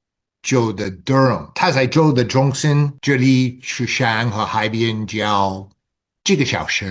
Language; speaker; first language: Chinese; non-native, fluent; English